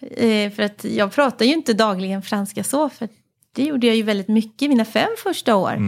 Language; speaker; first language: Swedish; early bilingual, other home language; French